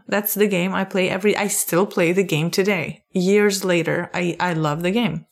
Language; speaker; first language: English; non-native, fluent; Arabic